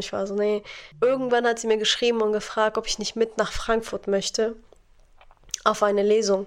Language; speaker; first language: German; non-native, fluent; Arabic